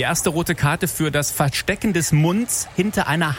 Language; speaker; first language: German; native; German